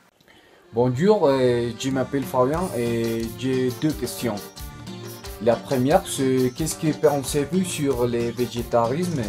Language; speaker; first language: French; non-native, learner; Spanish